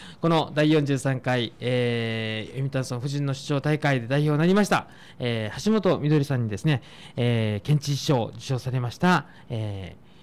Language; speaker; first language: Japanese; native; Japanese